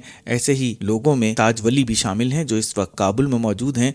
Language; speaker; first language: Urdu; native; Urdu